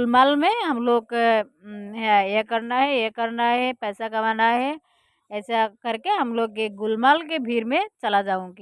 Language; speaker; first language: Hindi; non-native, fluent; Bangla